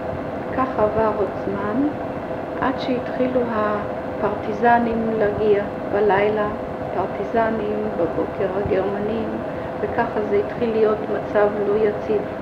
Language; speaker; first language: Hebrew; early bilingual, other home language; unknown